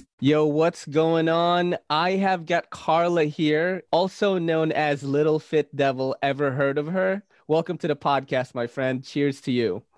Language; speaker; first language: English; native; English